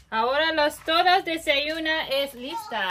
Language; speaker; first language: Spanish; non-native, learner; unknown